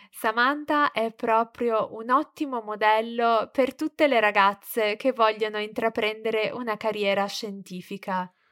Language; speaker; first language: Italian; native; Italian